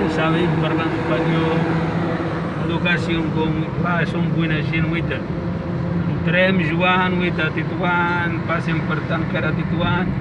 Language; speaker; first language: Catalan; non-native, learner; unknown